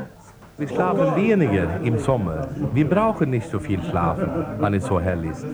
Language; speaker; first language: German; non-native, learner; Swedish